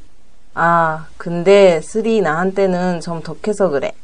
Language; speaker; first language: Korean; non-native, learner; Japanese